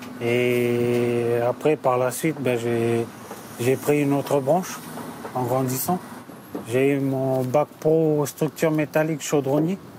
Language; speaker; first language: French; native; French